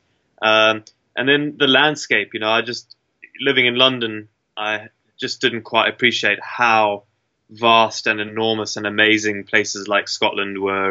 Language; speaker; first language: English; native; English